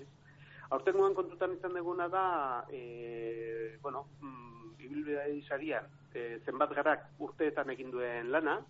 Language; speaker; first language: Basque; native; Basque